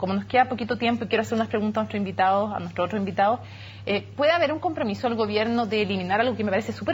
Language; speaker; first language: Spanish; native; Spanish